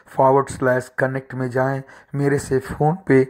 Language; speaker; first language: Hindi; native; Hindi